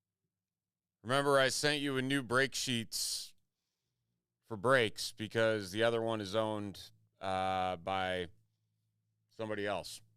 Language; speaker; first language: English; native; English